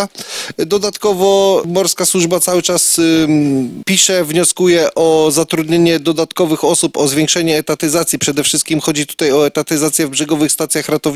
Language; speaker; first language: Polish; native; Polish